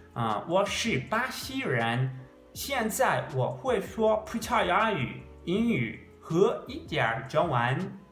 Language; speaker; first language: Chinese; non-native, learner; Portuguese